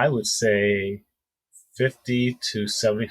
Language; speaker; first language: English; native; English